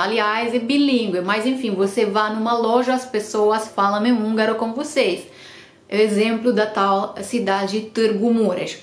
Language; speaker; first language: Portuguese; non-native, fluent; Romanian